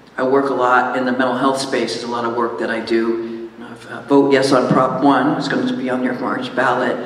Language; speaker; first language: English; native; English